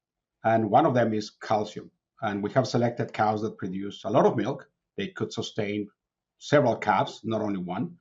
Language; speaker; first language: English; non-native, fluent; Spanish